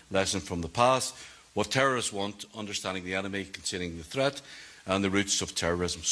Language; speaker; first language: English; native; English